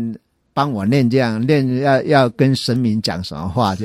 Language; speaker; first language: Chinese; native; Chinese